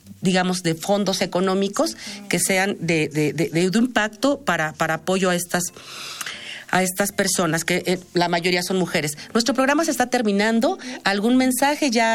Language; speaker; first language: Spanish; native; Spanish